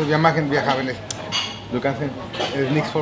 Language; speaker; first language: German; non-native, fluent; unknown